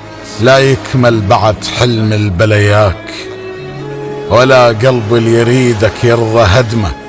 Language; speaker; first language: Arabic; native; Arabic